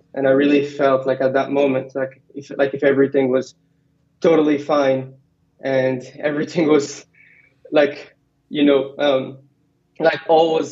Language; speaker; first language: English; non-native, fluent; Arabic